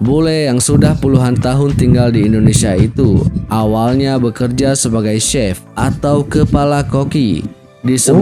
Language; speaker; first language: Indonesian; native; Indonesian